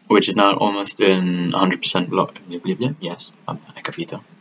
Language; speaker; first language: English; non-native, fluent; Italian